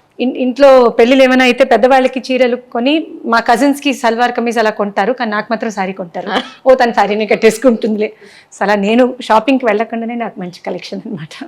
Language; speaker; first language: Telugu; non-native, local second language; Tamil